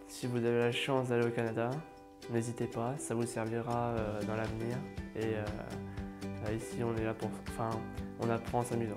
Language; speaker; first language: French; native; French